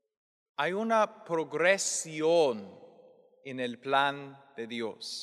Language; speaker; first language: Spanish; non-native, fluent; English